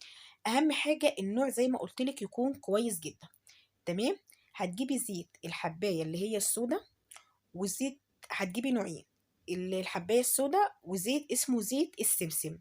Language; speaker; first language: Arabic; native; Arabic